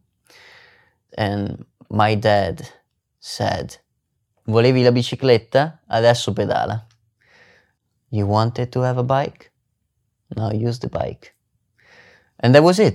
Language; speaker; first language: English; non-native, fluent; Italian